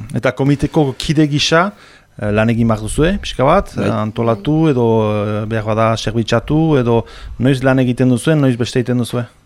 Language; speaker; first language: Basque; native; Basque